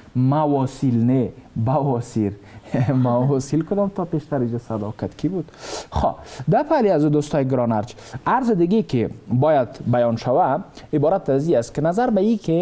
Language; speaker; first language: Persian; native; Persian